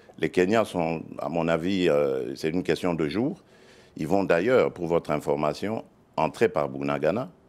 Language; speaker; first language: French; non-native, local second language; Luba-Lulua